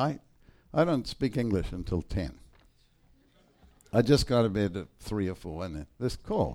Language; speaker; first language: English; native; English